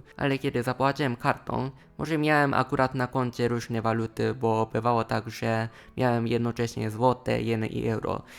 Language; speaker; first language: Polish; non-native, fluent; Japanese